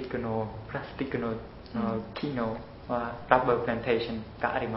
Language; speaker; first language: Japanese; non-native, learner; Khmer